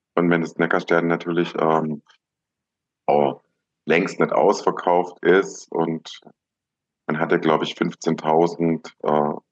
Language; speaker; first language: German; native; German